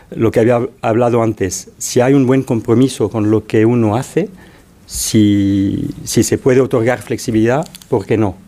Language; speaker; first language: Spanish; non-native, fluent; Arabic